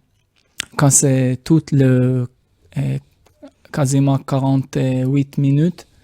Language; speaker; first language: French; non-native, fluent; Hebrew